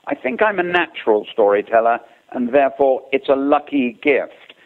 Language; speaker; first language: English; native; English